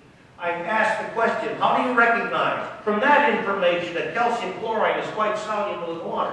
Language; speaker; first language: English; native; English